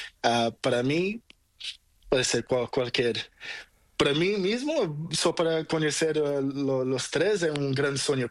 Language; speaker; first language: Spanish; non-native, learner; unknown